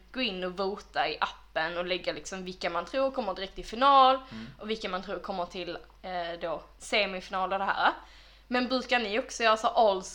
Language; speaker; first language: Swedish; native; Swedish